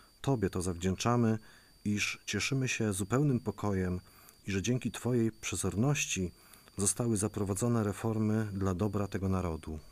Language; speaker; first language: Polish; native; Polish